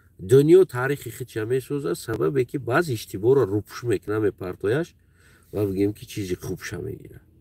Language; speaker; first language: Tajik; native; Tajik